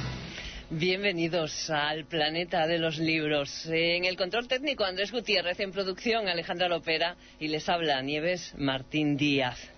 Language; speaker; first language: Spanish; native; Spanish